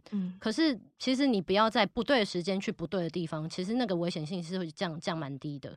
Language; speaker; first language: Chinese; native; Chinese